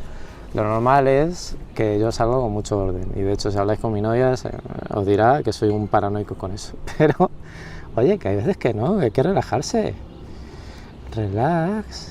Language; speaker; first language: Spanish; native; Spanish